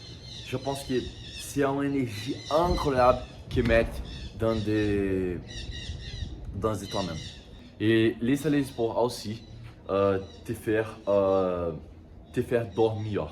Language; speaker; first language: French; non-native, learner; Portuguese